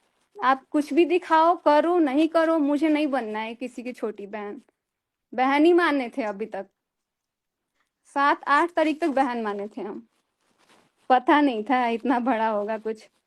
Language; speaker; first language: Hindi; native; Hindi